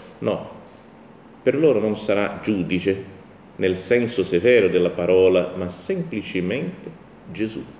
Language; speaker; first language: Italian; non-native, fluent; Portuguese